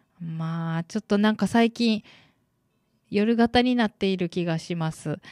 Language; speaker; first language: Japanese; native; Japanese